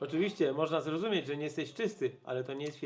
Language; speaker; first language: Polish; native; Polish